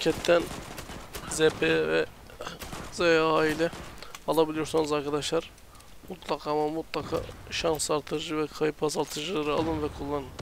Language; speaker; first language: Turkish; native; Turkish